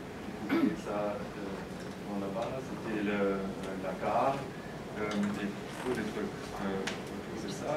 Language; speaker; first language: French; non-native, fluent; German